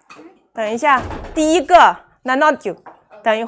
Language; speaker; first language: Chinese; non-native, fluent; English